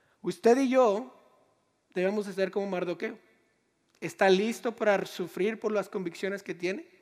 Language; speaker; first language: Spanish; native; Spanish